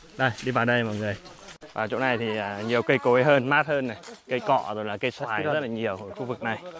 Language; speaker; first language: Vietnamese; native; Vietnamese